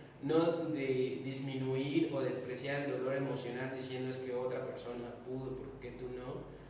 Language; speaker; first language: Spanish; native; Spanish